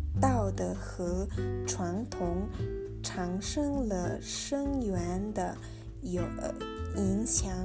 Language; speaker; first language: Chinese; non-native, learner; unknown